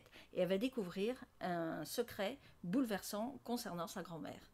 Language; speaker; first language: French; native; French